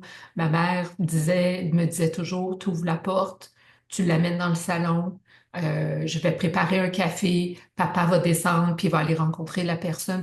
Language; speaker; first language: French; native; French